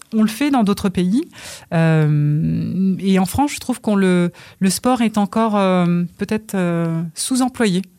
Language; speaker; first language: French; early bilingual, other home language; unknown